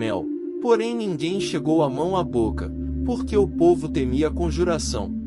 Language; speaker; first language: Portuguese; native; Portuguese